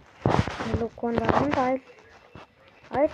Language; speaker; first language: English; non-native, learner; Mongolian